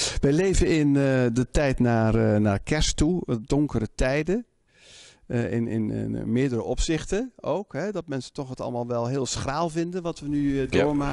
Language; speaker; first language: Dutch; native; Dutch